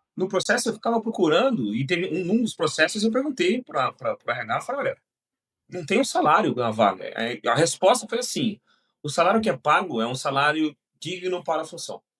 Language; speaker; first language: Portuguese; native; Portuguese